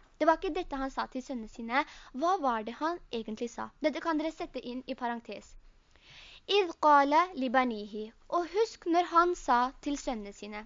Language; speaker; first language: Norwegian; early bilingual, other home language; Urdu